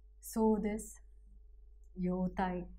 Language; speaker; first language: Japanese; non-native, fluent; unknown